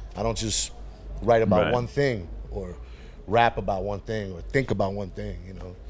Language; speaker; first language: English; native; English